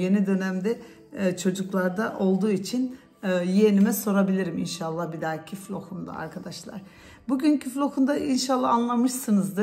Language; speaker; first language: Turkish; early bilingual, heritage; Turkish